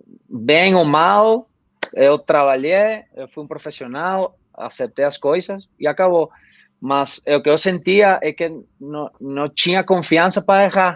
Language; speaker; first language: Portuguese; non-native, fluent; Spanish